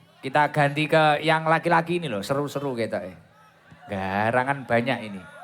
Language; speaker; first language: Indonesian; non-native, local second language; Javanese